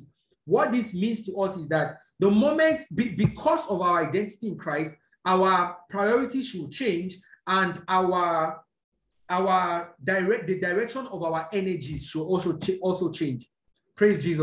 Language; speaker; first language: English; non-native, local second language; Yoruba